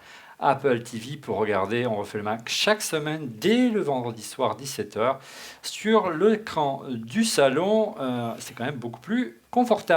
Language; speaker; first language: French; native; French